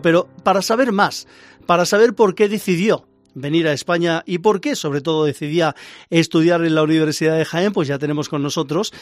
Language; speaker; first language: Spanish; native; Spanish